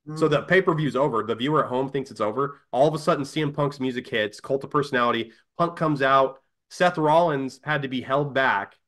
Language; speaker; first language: English; native; English